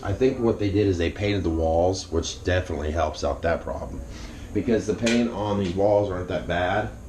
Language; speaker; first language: English; native; English